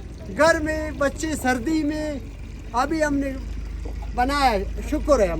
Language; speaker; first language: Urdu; non-native, local second language; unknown